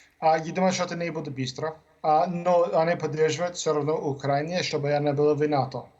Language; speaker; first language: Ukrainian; non-native, learner; English